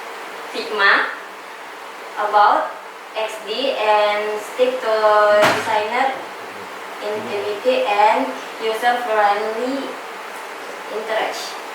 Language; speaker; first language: English; non-native, learner; Indonesian